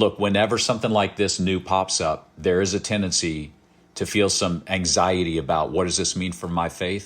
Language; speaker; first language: English; native; English